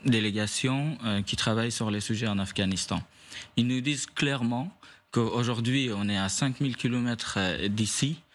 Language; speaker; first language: French; non-native, fluent; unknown